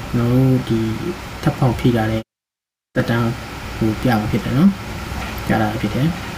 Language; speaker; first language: Burmese; native; Burmese